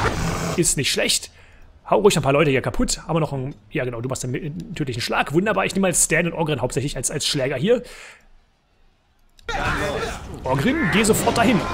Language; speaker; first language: German; native; German